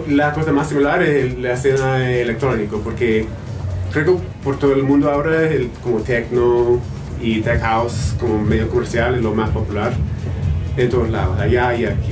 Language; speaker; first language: Spanish; non-native, fluent; English